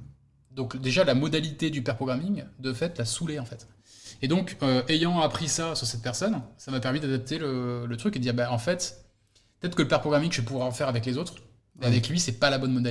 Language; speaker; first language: French; native; French